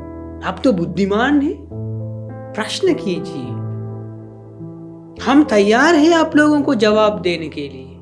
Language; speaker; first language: Hindi; non-native, fluent; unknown